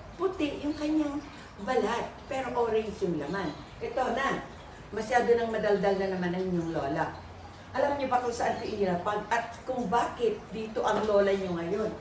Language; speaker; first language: Filipino; non-native, local second language; Iloko